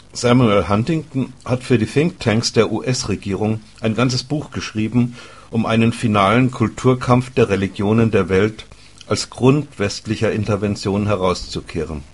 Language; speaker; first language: German; native; German